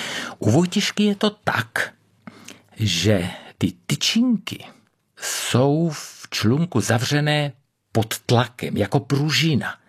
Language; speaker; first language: Czech; native; Czech